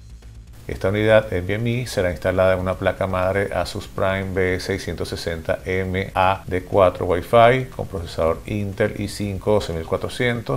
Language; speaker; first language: Spanish; native; Spanish